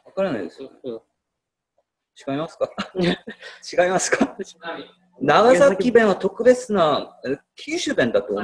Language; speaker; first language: Japanese; non-native, learner; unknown